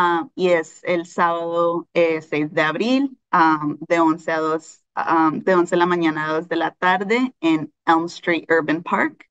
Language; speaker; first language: Spanish; early bilingual, heritage; Spanish